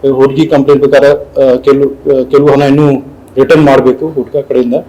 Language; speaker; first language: Kannada; non-native, local second language; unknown